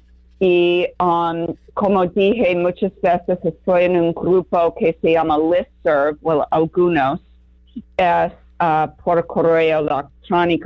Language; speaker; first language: Spanish; non-native, learner; English